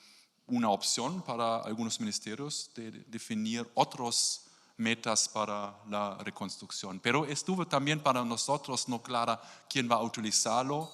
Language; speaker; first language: Spanish; non-native, learner; German